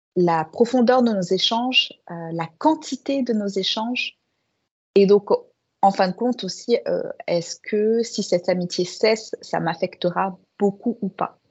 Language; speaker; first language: French; native; French